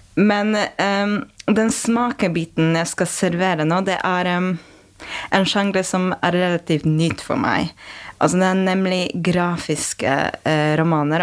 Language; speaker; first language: Norwegian; non-native, fluent; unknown